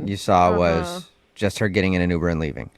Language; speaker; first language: English; native; English